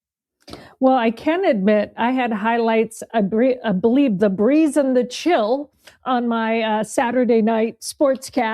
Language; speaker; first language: English; native; English